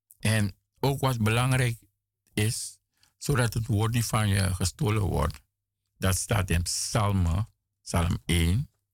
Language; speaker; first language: Dutch; native; Dutch